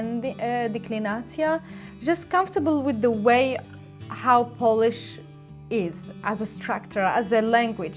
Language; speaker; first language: English; non-native, local second language; Arabic